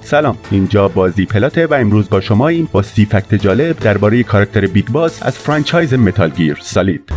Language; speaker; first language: Persian; native; Persian